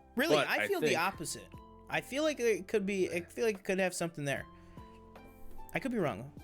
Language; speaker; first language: English; native; English